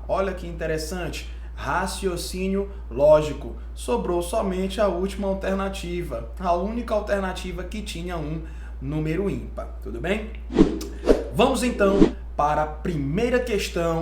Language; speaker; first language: Portuguese; native; Portuguese